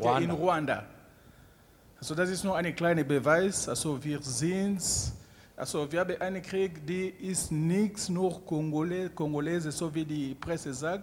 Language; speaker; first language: German; non-native, learner; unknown